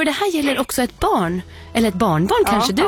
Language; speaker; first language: Swedish; native; Swedish